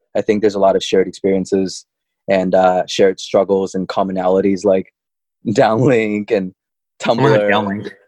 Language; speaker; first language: English; early bilingual, other home language; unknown